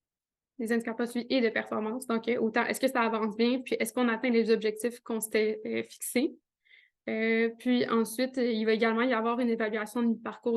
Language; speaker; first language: French; native; French